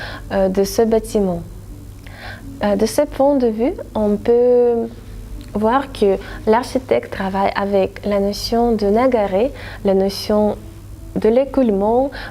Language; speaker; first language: French; non-native, fluent; Russian